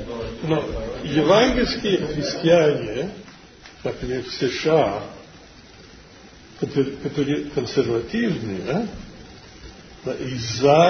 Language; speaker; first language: Russian; non-native, fluent; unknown